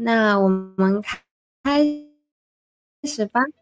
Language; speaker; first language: Chinese; non-native, learner; Spanish